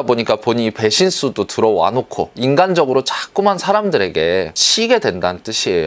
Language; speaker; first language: Korean; native; Korean